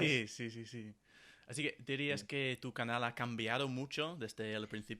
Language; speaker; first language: Spanish; non-native, fluent; English